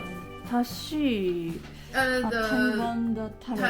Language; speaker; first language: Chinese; non-native, learner; Japanese